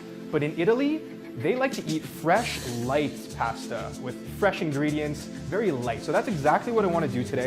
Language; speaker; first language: English; native; English